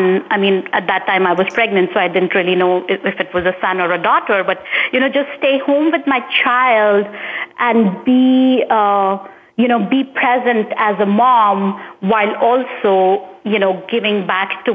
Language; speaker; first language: English; non-native, local second language; Hindi